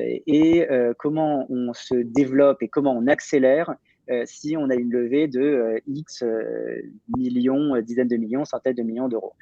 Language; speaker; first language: French; native; French